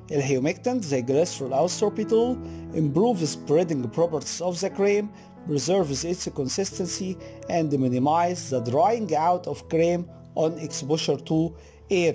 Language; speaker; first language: English; non-native, fluent; Arabic